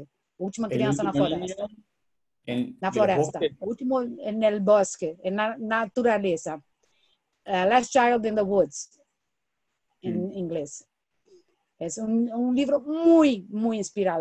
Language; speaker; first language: Spanish; non-native, fluent; Portuguese